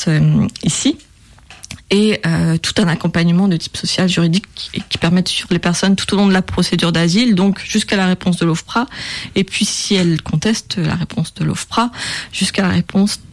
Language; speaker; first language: French; native; French